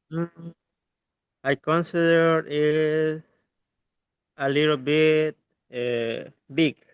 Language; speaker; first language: English; non-native, learner; Spanish